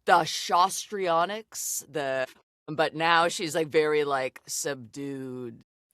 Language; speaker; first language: English; native; English